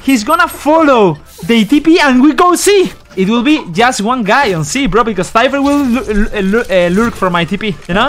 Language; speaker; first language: English; non-native, learner; Spanish